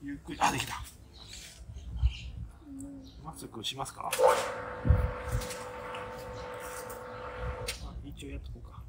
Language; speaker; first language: Japanese; non-native, fluent; Thai